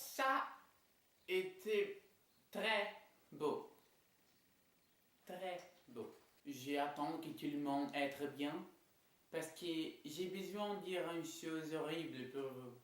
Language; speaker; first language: French; non-native, learner; Portuguese